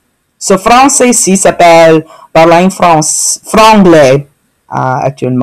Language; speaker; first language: French; early bilingual, heritage; French